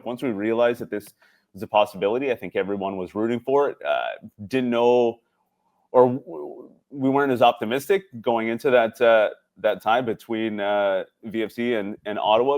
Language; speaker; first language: English; native; English